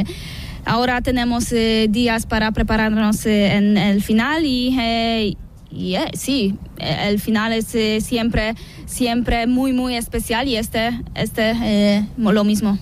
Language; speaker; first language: Spanish; non-native, learner; Polish